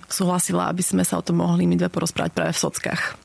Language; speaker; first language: Slovak; native; Slovak